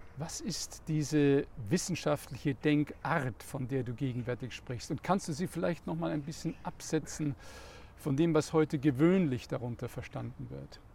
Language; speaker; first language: German; native; German